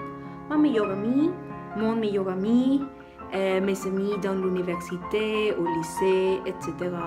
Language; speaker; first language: French; non-native, learner; Spanish